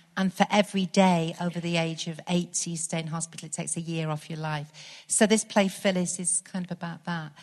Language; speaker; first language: English; native; English